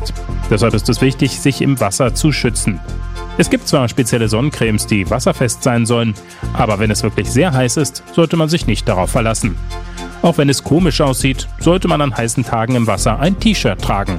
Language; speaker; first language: German; native; German